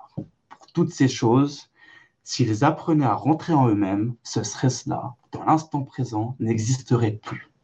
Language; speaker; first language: French; native; French